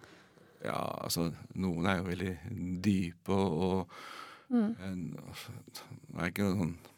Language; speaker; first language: Norwegian; native; Norwegian